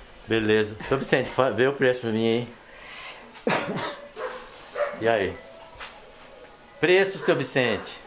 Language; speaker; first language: Portuguese; native; Portuguese